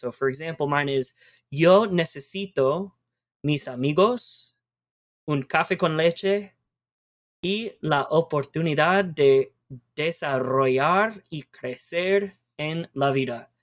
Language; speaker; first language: Spanish; non-native, fluent; English